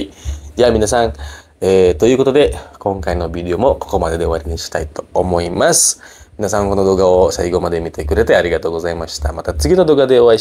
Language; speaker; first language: Japanese; non-native, fluent; Indonesian